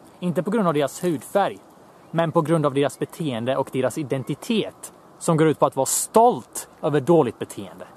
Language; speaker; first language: Swedish; early bilingual, other home language; Bosnian